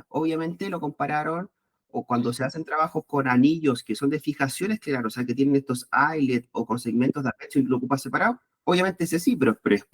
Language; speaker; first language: Spanish; native; Spanish